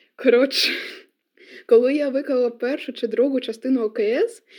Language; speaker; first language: Ukrainian; non-native, local second language; Russian